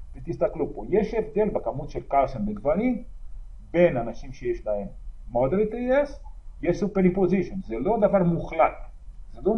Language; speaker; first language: Hebrew; native; Hebrew